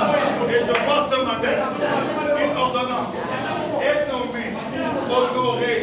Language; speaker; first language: French; non-native, local second language; Lingala